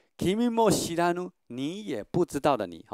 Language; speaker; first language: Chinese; native; Chinese